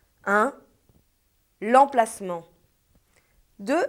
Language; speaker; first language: French; native; French